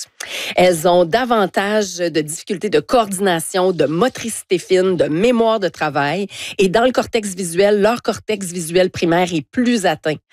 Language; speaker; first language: French; native; French